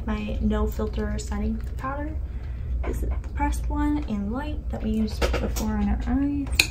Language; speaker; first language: English; native; English